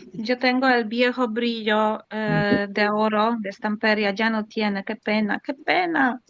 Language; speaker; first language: Spanish; non-native, learner; Polish